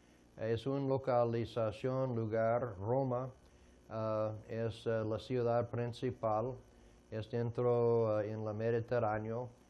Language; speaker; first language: Spanish; non-native, fluent; English